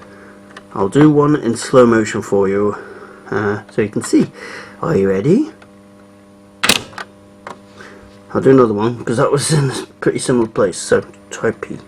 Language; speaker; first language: English; native; English